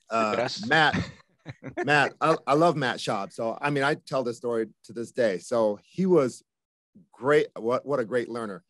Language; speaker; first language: English; native; English